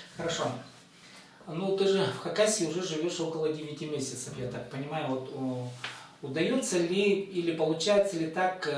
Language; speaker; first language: Russian; native; Russian